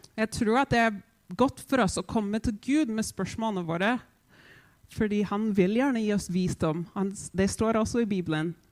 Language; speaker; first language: Norwegian; non-native, fluent; English